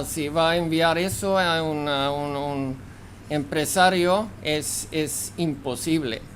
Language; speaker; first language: Spanish; non-native, fluent; Swedish